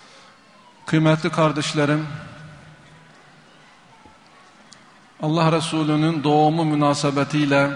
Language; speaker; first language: Turkish; native; Turkish